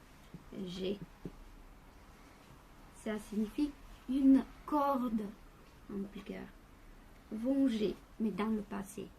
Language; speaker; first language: French; non-native, fluent; Bulgarian